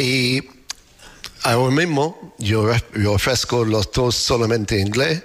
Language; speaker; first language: Spanish; non-native, learner; English